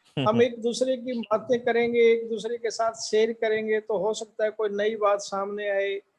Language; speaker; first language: Hindi; native; Hindi